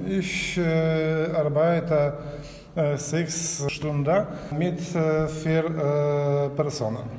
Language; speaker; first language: German; non-native, learner; Polish